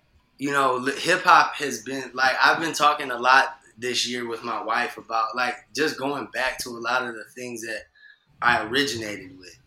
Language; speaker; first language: English; native; English